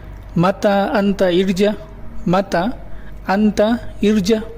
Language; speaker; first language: Arabic; non-native, learner; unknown